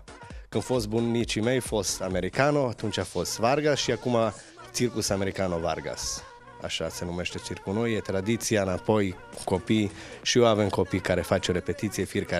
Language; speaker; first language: Romanian; non-native, learner; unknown